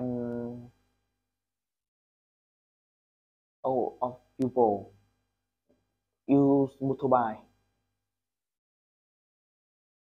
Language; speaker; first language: English; non-native, learner; Vietnamese